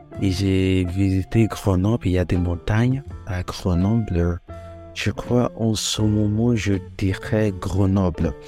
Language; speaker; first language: French; non-native, fluent; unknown